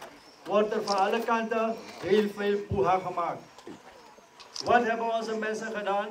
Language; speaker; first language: Dutch; native; Dutch